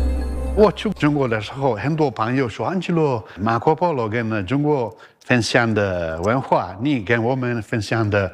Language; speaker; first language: Chinese; non-native, learner; Italian